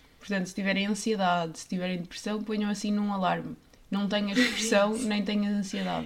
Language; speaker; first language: Portuguese; native; Portuguese